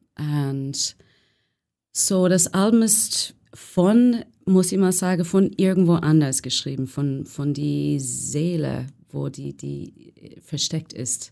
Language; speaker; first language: German; non-native, fluent; English